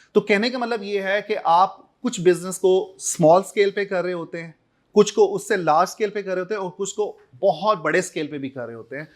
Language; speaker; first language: Urdu; non-native, local second language; Punjabi